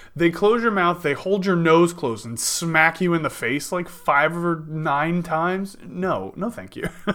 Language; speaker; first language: English; native; English